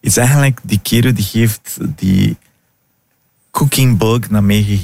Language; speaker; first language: Dutch; non-native, learner; Portuguese